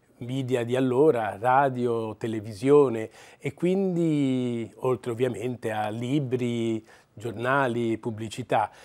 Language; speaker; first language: Italian; native; Italian